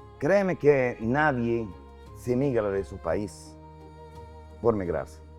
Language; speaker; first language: Spanish; non-native, fluent; Arabic